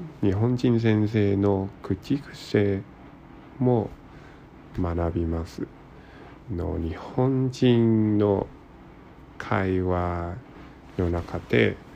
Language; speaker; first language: Japanese; non-native, learner; Cantonese